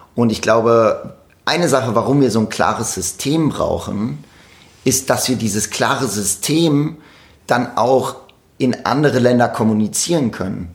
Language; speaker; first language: German; native; German